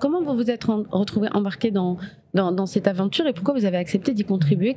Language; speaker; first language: French; non-native, local second language; Arabic